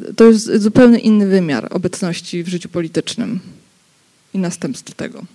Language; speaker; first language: Polish; non-native, local second language; Rusyn